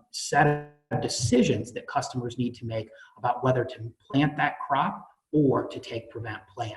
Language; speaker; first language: English; native; English